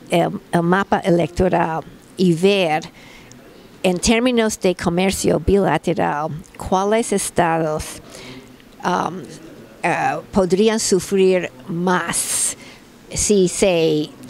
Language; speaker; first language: Spanish; non-native, fluent; English